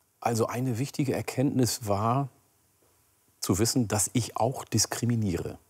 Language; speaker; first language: German; early bilingual, other home language; Oromo